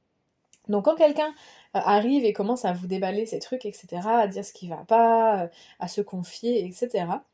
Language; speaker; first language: French; native; French